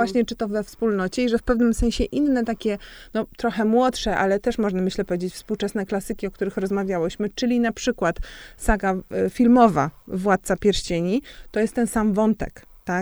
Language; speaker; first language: Polish; native; Polish